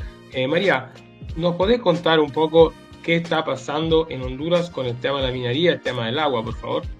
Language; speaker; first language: Spanish; native; Spanish